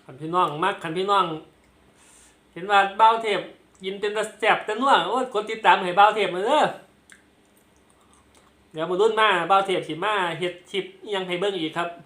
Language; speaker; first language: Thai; non-native, local second language; Lao